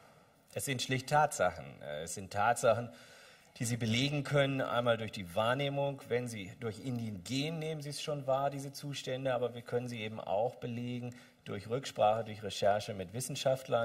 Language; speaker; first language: German; native; German